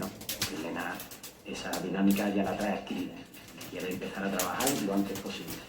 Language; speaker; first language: Spanish; native; Spanish